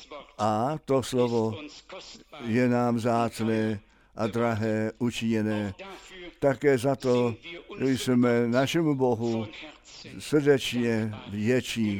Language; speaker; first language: Czech; non-native, fluent; German